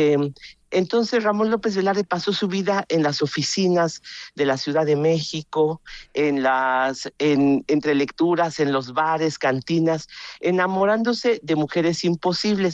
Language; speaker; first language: Spanish; native; Spanish